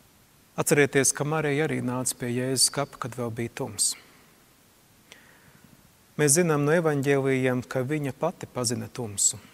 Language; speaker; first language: Latvian; native; Latvian